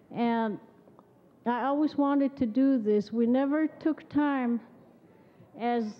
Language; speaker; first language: English; native; English